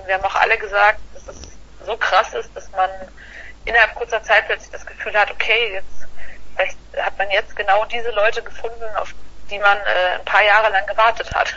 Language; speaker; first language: German; native; German